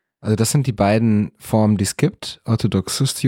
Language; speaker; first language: German; native; German